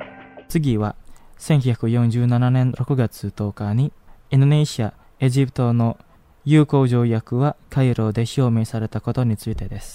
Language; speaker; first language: Japanese; non-native, fluent; Indonesian